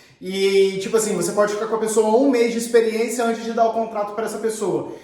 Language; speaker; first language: Portuguese; native; Portuguese